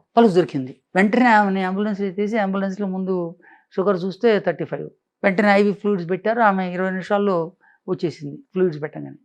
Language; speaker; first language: Telugu; native; Telugu